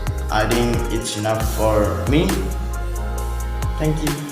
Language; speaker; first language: English; non-native, learner; Indonesian